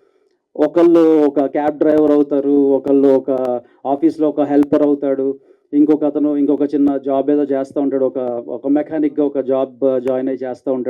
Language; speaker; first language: Telugu; native; Telugu